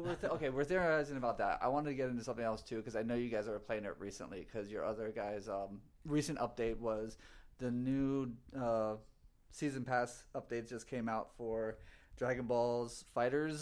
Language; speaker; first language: English; native; English